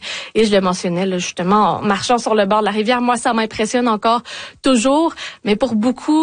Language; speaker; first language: French; native; French